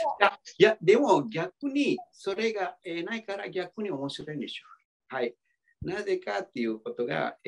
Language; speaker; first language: Japanese; non-native, fluent; Indonesian